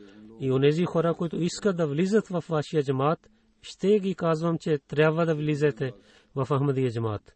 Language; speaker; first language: Bulgarian; non-native, fluent; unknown